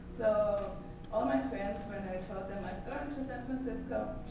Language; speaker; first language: English; non-native, fluent; German